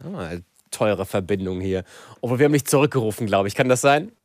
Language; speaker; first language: German; native; German